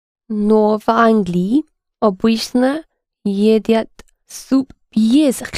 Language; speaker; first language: Russian; non-native, learner; English